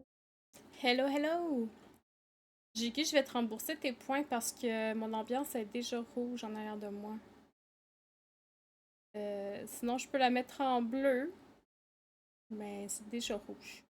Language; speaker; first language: French; native; French